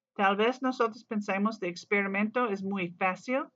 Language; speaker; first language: Spanish; non-native, learner; English